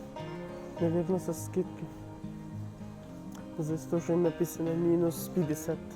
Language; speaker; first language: Russian; non-native, learner; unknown